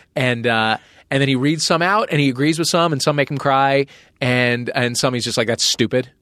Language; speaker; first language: English; native; English